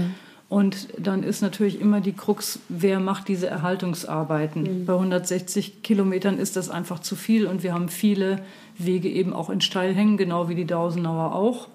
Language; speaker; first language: German; native; German